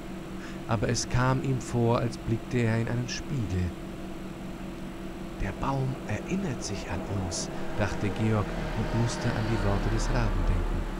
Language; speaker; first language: German; native; German